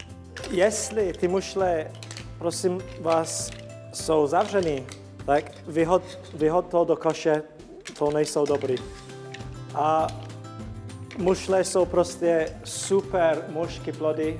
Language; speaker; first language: Czech; non-native, learner; English